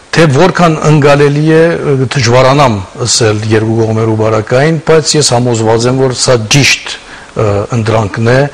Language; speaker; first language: Armenian; early bilingual, heritage; Armenian